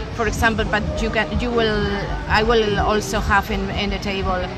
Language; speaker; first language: English; non-native, fluent; Spanish